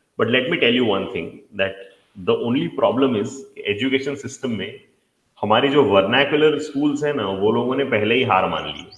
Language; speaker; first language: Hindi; non-native, local second language; Gujarati